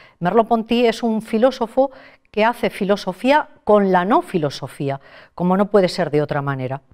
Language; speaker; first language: Spanish; native; Spanish